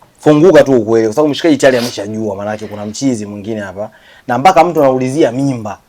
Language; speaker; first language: Swahili; native; Swahili